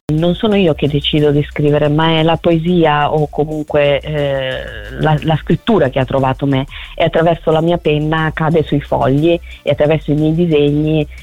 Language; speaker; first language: Italian; native; Italian